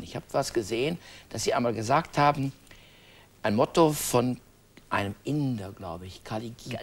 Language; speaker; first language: German; native; German